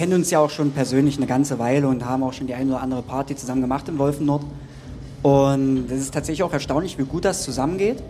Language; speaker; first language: German; native; German